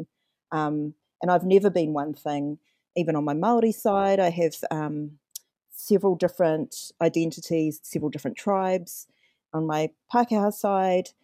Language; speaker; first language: English; native; English